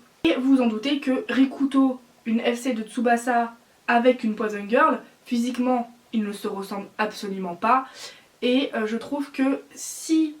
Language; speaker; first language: French; native; French